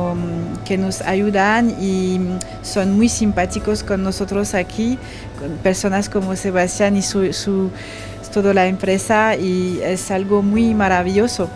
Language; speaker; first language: Spanish; non-native, learner; French